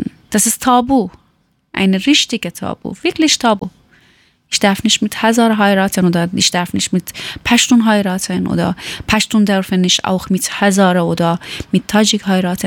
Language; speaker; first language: German; non-native, learner; Persian